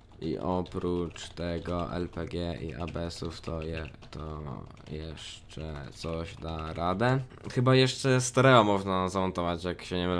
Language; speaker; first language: Polish; native; Polish